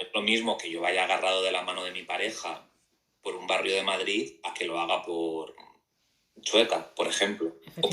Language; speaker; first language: Spanish; native; Spanish